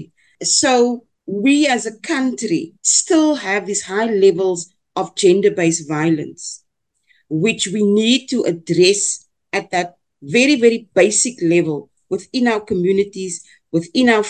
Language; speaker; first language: English; non-native, local second language; Afrikaans